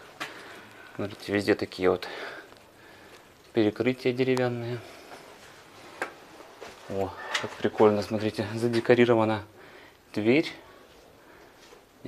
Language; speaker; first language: Russian; native; Russian